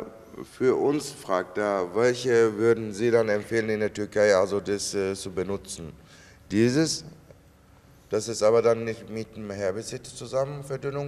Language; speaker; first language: German; early bilingual, other home language; Turkish